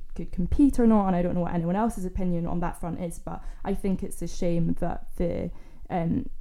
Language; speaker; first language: English; native; English